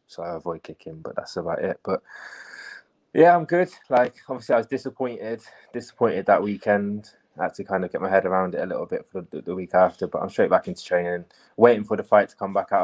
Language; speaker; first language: English; native; English